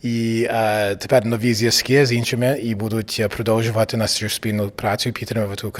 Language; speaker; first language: Ukrainian; early bilingual, heritage; English